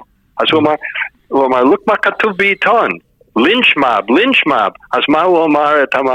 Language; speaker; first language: Hebrew; non-native, fluent; English